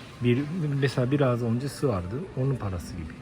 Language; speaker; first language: Turkish; early bilingual, heritage; Turkish